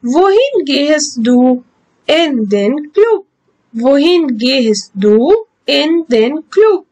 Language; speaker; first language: German; non-native, fluent; Arabic